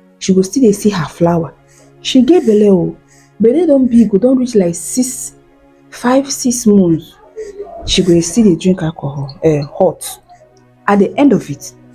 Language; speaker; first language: Nigerian Pidgin; native; Nigerian Pidgin